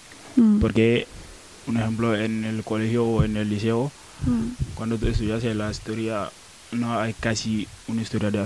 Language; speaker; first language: Spanish; non-native, learner; Wolof